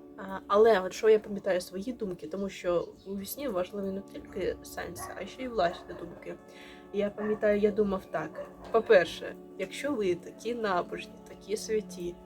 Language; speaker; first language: Ukrainian; non-native, local second language; Russian